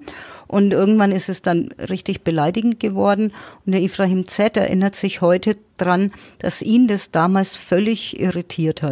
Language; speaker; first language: German; native; German